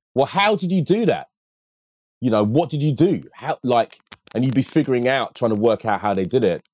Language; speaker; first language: English; early bilingual, other home language; Akan